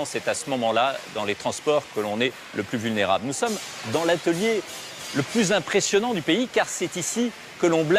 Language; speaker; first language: French; native; French